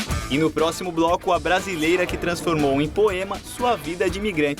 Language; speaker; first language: Portuguese; native; Portuguese